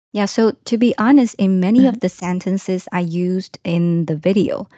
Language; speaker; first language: English; non-native, fluent; Chinese